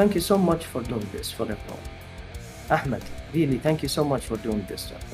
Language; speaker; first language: English; non-native, fluent; Arabic